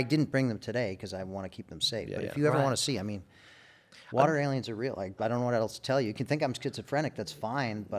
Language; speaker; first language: English; native; English